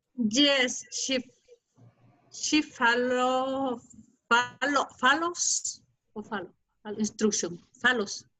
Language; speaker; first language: English; non-native, learner; Spanish